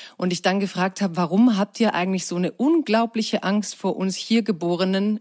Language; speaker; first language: German; early bilingual, other home language; Croatian